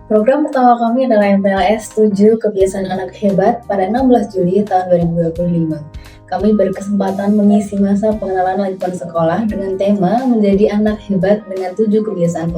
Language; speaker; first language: Indonesian; native; Indonesian